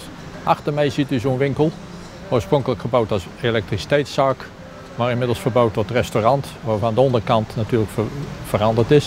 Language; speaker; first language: Dutch; native; Dutch